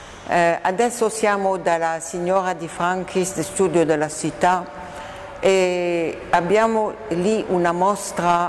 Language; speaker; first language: Italian; non-native, fluent; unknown